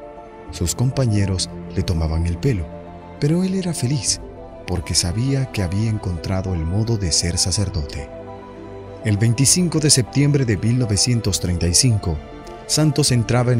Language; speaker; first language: Spanish; native; Spanish